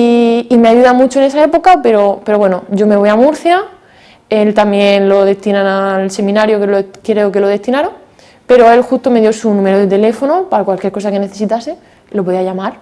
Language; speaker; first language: Spanish; native; Spanish